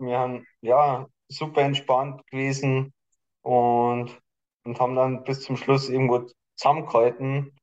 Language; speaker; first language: German; native; German